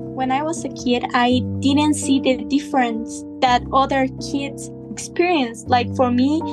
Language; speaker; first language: English; non-native, fluent; Spanish